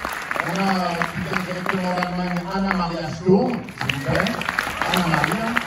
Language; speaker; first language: French; native; French